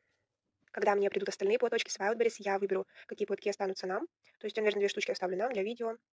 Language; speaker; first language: Russian; native; Russian